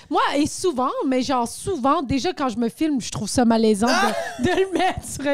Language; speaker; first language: French; native; French